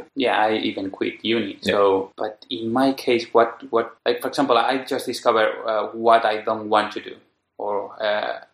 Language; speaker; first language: English; non-native, fluent; Spanish